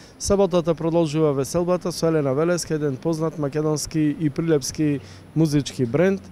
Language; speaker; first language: Macedonian; native; Macedonian